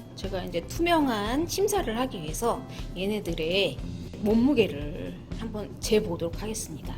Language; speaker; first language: Korean; native; Korean